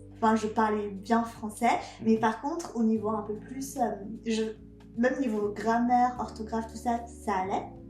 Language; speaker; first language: French; non-native, local second language; Malagasy